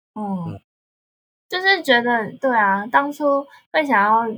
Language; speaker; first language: Chinese; native; Chinese